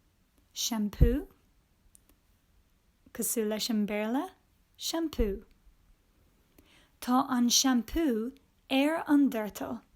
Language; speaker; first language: Irish; non-native, local second language; English